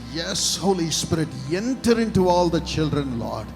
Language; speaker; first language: English; non-native, local second language; Tamil